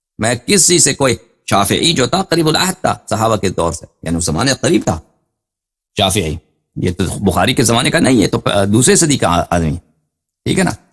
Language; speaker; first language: Urdu; non-native, fluent; Persian